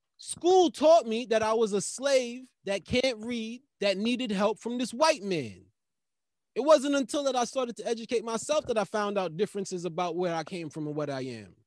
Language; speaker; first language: English; native; English